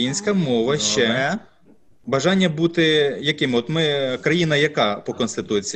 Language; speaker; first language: Ukrainian; native; Ukrainian